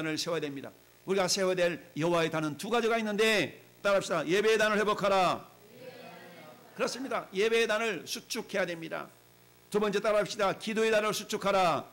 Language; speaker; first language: Korean; native; Korean